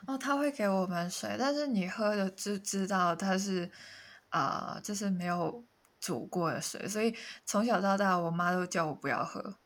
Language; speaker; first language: Chinese; non-native, local second language; Cantonese